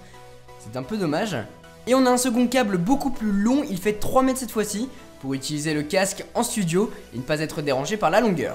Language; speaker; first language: French; native; French